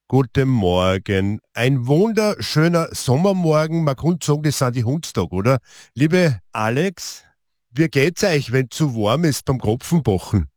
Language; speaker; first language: German; native; German